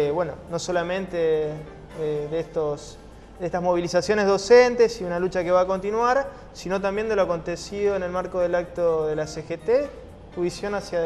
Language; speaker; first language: Spanish; native; Spanish